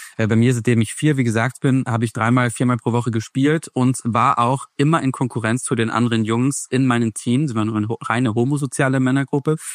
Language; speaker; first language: German; native; German